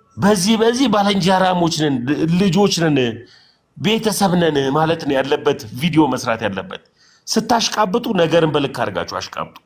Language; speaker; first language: Amharic; non-native, local second language; Oromo